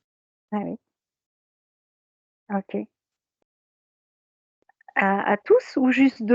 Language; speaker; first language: French; native; French